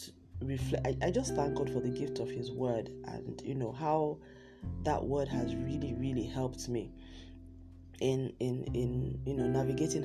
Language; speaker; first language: English; non-native, local second language; Yoruba